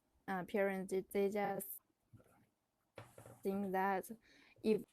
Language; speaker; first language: English; non-native, learner; Chinese